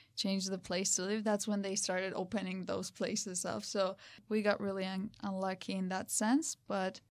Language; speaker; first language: English; non-native, fluent; Georgian